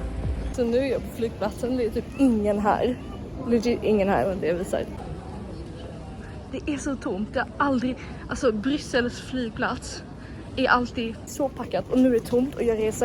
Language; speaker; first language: Swedish; early bilingual, heritage; Swedish